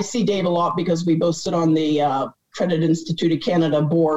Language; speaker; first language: English; native; English